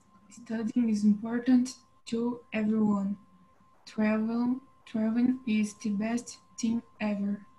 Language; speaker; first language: English; non-native, learner; Portuguese